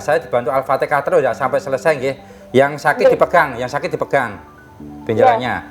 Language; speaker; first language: Indonesian; non-native, local second language; Javanese